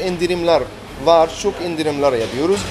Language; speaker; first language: Turkish; non-native, learner; Arabic